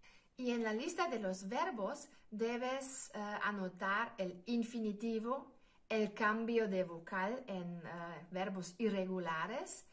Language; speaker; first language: Spanish; non-native, fluent; German